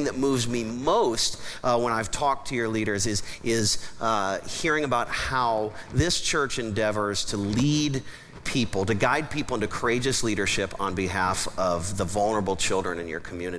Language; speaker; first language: English; native; English